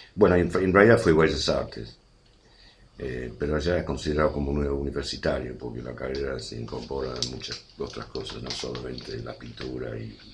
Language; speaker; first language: Spanish; non-native, fluent; English